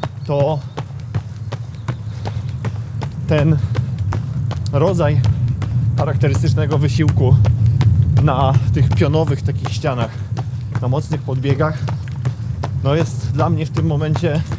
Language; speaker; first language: Polish; native; Polish